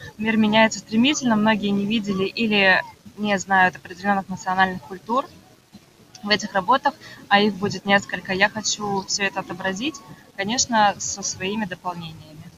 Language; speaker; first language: Russian; native; Russian